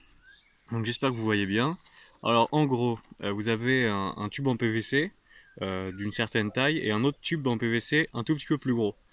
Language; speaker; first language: French; native; French